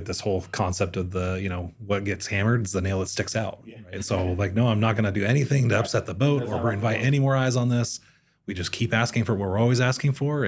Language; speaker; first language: English; native; English